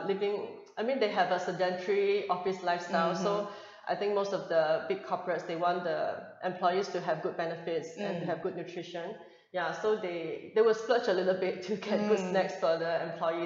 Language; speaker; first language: English; non-native, local second language; Cantonese